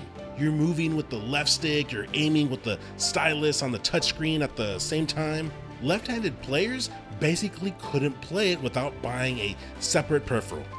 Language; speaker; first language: English; native; English